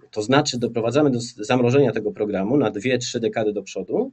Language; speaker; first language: Polish; native; Polish